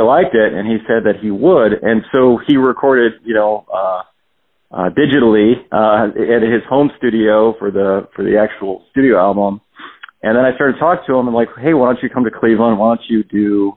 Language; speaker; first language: English; native; English